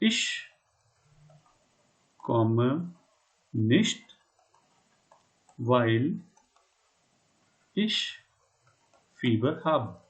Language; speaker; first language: German; non-native, fluent; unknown